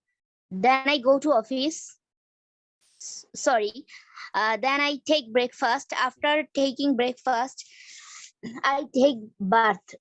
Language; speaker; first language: English; non-native, learner; Bangla